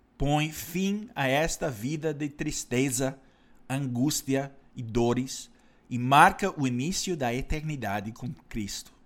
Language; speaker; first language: Portuguese; non-native, fluent; English